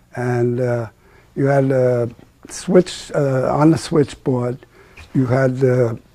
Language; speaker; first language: English; native; English